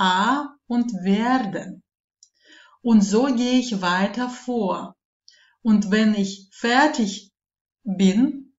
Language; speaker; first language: German; non-native, fluent; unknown